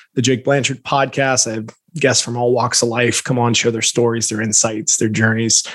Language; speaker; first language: English; native; English